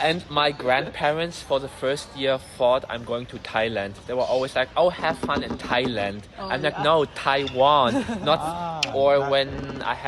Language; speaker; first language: English; non-native, fluent; German